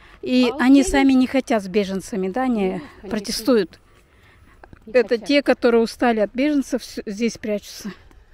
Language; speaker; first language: Russian; non-native, local second language; Kazakh